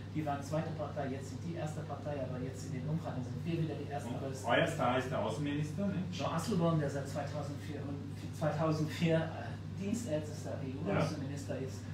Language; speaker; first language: German; non-native, local second language; Luxembourgish